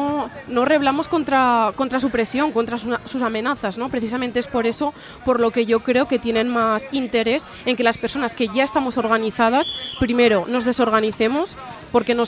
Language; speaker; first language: Spanish; native; Spanish